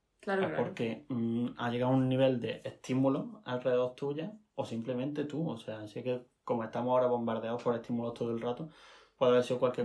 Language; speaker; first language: Spanish; native; Spanish